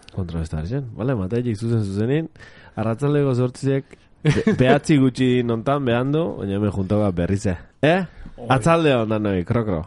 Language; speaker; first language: Basque; native; Basque